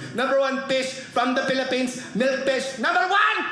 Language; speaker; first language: English; native; English